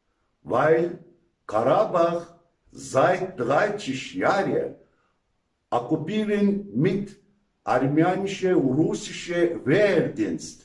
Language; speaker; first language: German; non-native, learner; Azerbaijani